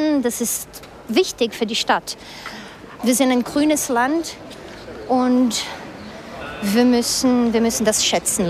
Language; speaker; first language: German; early bilingual, other home language; Portuguese